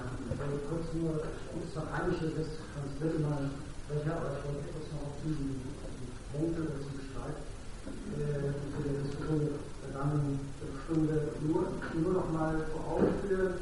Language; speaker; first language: German; native; German